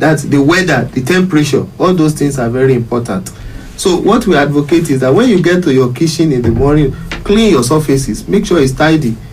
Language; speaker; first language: English; non-native, local second language; Yoruba